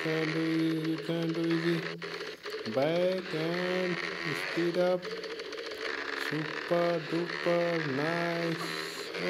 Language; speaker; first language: English; non-native, learner; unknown